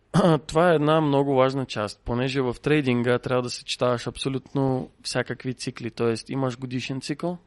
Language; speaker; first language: Bulgarian; non-native, fluent; Russian